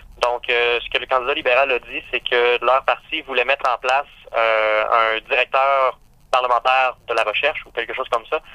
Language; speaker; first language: French; native; French